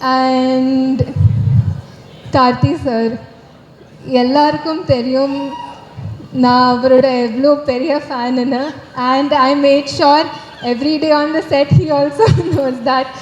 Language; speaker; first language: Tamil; non-native, learner; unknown